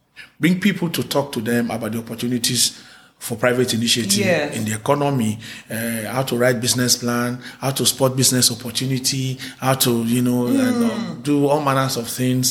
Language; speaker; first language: English; non-native, local second language; Yoruba